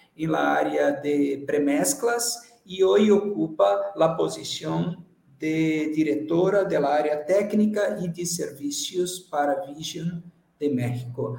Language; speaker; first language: Spanish; non-native, learner; Portuguese